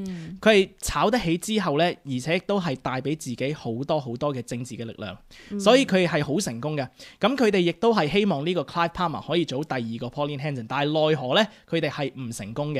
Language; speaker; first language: Cantonese; native; Cantonese